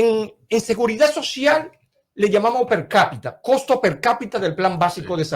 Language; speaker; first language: Spanish; native; Spanish